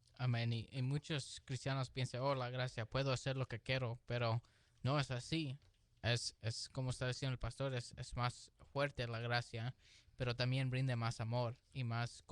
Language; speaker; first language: Spanish; early bilingual, heritage; Spanish